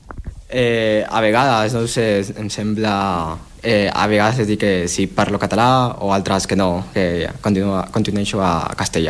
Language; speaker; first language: Catalan; non-native, fluent; Spanish